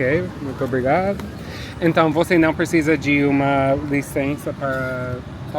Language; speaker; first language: Portuguese; non-native, fluent; English